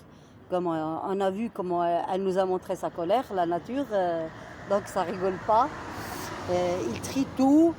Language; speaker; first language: French; non-native, local second language; Arabic